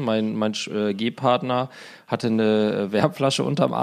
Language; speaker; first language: German; native; German